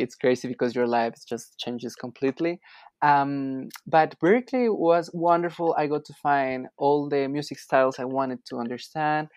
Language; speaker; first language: English; non-native, fluent; Spanish